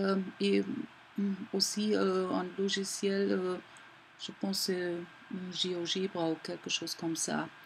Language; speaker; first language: French; non-native, learner; German